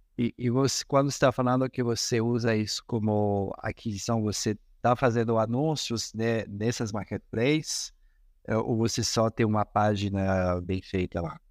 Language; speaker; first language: Portuguese; non-native, fluent; Spanish